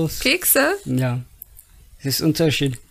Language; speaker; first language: German; non-native, learner; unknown